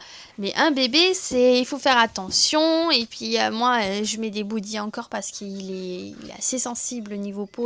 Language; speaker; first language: French; native; French